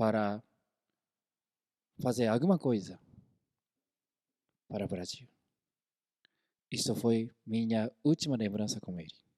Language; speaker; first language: Portuguese; non-native, fluent; Korean